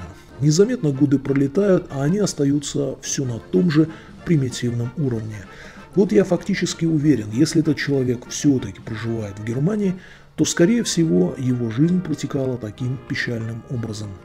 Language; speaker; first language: Russian; native; Russian